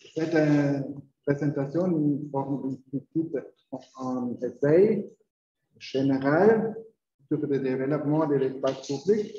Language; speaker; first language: French; non-native, learner; Spanish